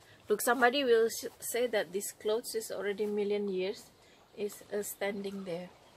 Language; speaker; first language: English; non-native, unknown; Indonesian